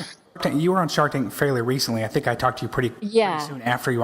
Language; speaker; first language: English; native; English